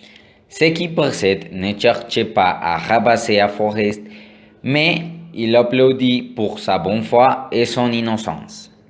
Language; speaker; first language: French; non-native, learner; Spanish